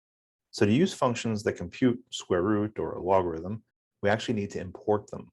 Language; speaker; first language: English; native; English